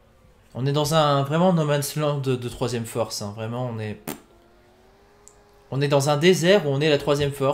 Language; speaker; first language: French; native; French